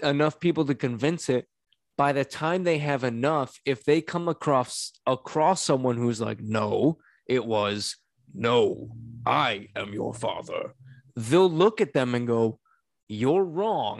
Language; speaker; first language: English; native; English